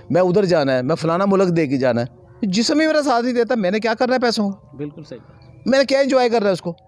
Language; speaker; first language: Urdu; non-native, local second language; Punjabi